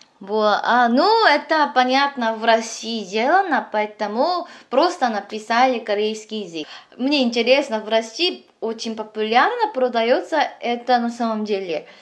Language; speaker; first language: Russian; non-native, fluent; Korean